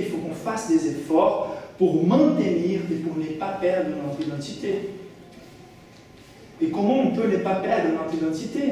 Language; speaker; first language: French; non-native, fluent; Portuguese